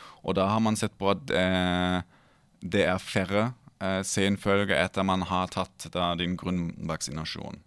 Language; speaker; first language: Norwegian; non-native, fluent; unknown